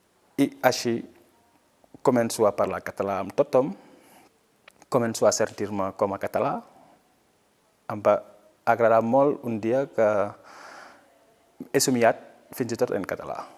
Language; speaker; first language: Catalan; non-native, fluent; Fula